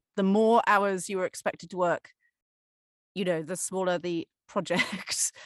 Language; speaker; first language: English; native; English